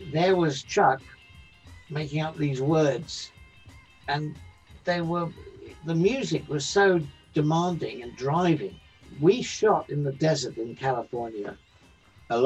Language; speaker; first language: English; native; English